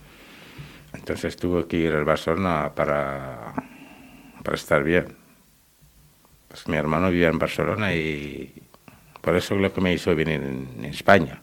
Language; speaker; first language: Spanish; non-native, learner; Wolof